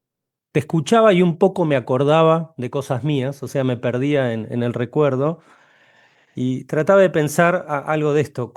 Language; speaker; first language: Spanish; native; Spanish